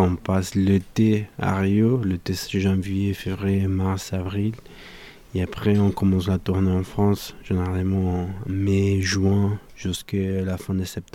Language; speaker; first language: French; non-native, fluent; Spanish